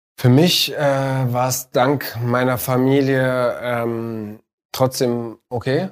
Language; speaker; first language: German; early bilingual, other home language; Arabic